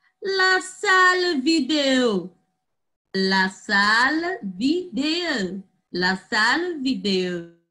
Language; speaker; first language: French; non-native, fluent; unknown